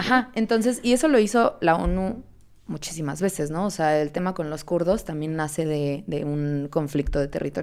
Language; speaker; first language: Spanish; native; Spanish